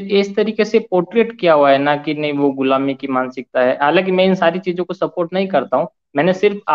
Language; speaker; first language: Hindi; native; Hindi